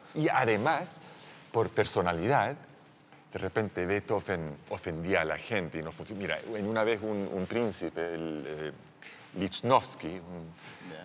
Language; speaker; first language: Spanish; non-native, fluent; English